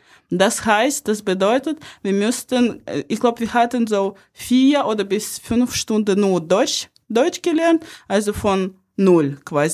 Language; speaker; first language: German; non-native, fluent; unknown